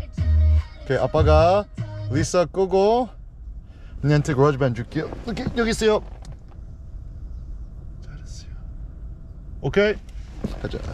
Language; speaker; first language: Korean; early bilingual, heritage; Korean